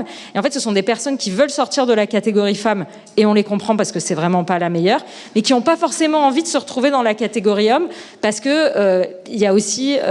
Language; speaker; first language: French; native; French